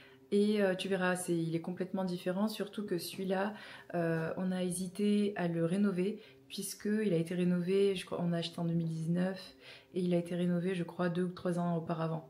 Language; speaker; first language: French; native; French